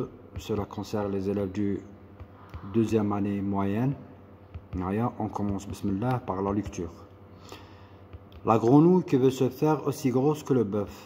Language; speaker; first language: French; non-native, local second language; Arabic